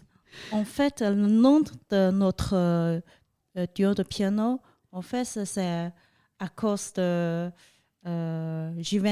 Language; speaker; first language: French; non-native, fluent; Chinese